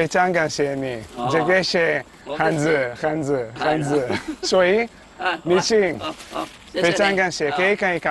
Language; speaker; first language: Chinese; non-native, learner; Italian